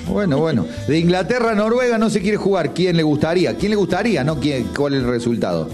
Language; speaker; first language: Spanish; native; Spanish